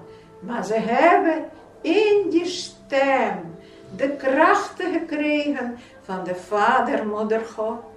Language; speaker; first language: Dutch; non-native, fluent; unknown